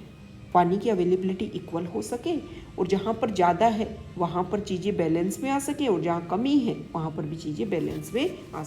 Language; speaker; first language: Hindi; native; Hindi